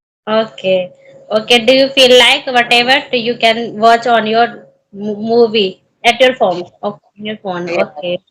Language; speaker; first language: English; non-native, learner; Hindi